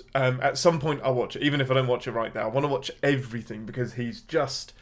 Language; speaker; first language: English; native; English